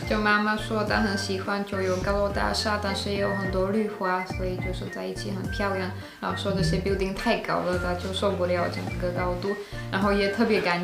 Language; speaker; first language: Chinese; non-native, fluent; Slovak